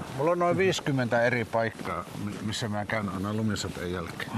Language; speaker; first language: Finnish; native; Finnish